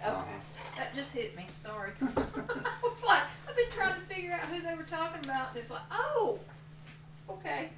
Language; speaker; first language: English; native; English